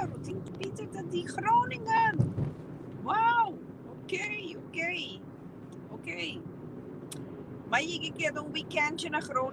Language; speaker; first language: Dutch; non-native, local second language; Papiamento